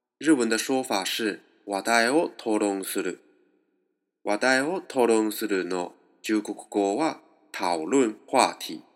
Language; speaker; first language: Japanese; non-native, fluent; Chinese